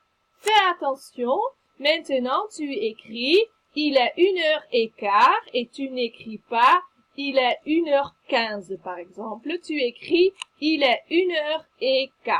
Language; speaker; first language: French; non-native, fluent; Dutch